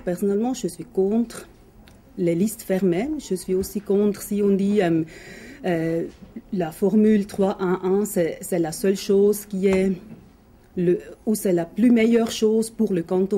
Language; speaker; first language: French; non-native, local second language; German